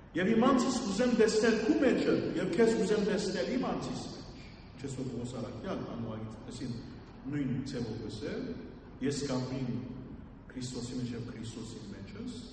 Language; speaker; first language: Armenian; early bilingual, heritage; Armenian